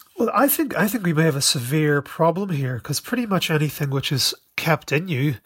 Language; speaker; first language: English; native; English